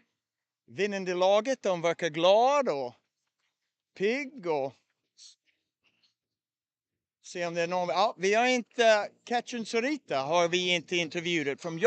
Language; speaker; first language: Swedish; native; Swedish